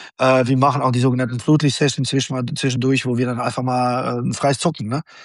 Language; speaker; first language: German; non-native, fluent; Bosnian